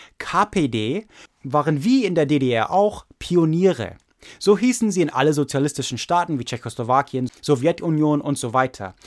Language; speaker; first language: German; non-native, fluent; English